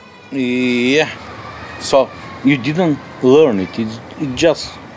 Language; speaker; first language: English; non-native, learner; Bulgarian